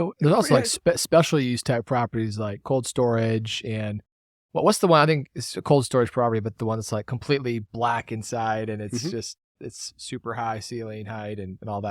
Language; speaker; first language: English; native; English